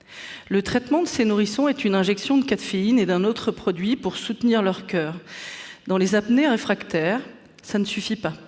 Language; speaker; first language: French; native; French